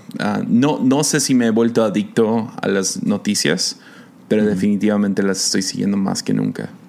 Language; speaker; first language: Spanish; non-native, fluent; English